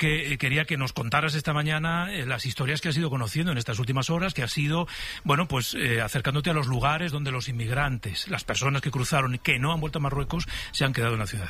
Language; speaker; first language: Spanish; native; Spanish